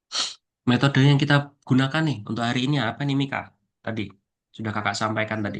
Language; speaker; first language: Indonesian; native; Indonesian